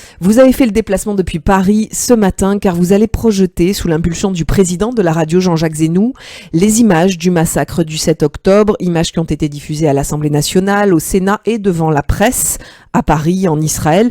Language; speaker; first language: French; native; French